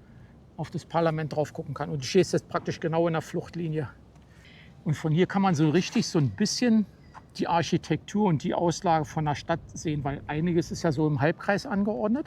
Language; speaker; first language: German; native; German